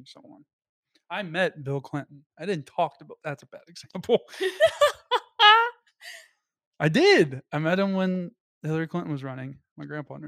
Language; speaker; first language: English; native; English